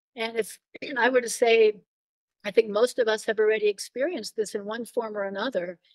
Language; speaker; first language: English; native; English